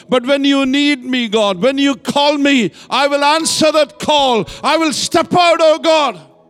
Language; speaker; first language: English; non-native, local second language; Malayalam